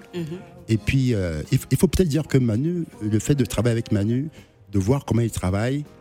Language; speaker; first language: French; non-native, local second language; Duala